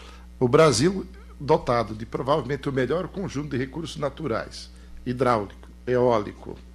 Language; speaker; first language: Portuguese; native; Portuguese